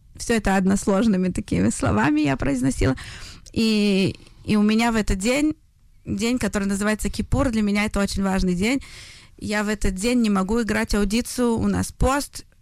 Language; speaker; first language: Russian; native; Russian